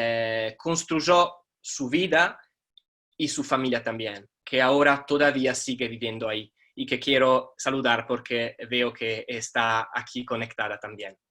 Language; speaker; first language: Spanish; non-native, fluent; Italian